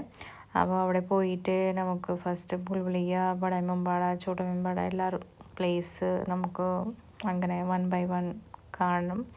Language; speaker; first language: Malayalam; non-native, learner; Hindi